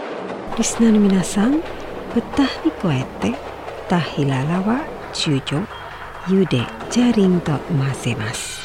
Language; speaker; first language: Japanese; non-native, fluent; Indonesian